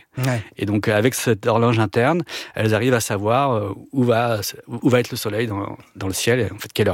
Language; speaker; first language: French; native; French